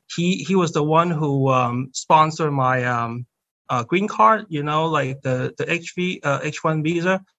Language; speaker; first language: English; non-native, fluent; Cantonese